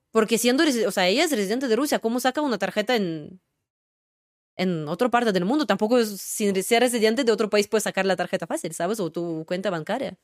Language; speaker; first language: Spanish; non-native, fluent; Russian